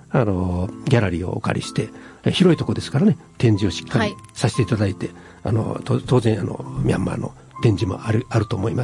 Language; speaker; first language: Japanese; native; Japanese